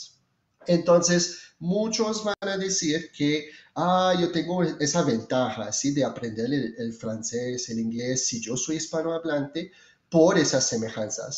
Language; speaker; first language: Spanish; non-native, fluent; French